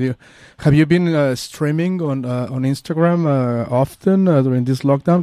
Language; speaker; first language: English; non-native, fluent; Spanish